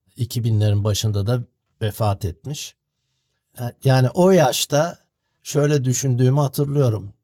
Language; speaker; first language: Turkish; native; Turkish